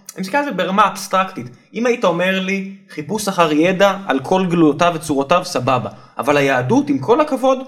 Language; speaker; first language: Hebrew; native; Hebrew